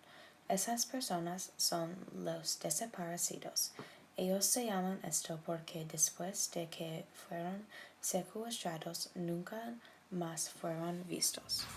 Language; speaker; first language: Spanish; non-native, learner; English